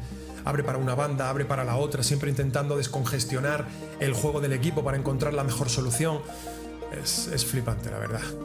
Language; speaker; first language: Spanish; native; Spanish